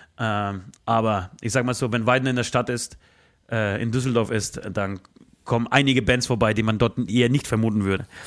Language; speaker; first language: German; early bilingual, other home language; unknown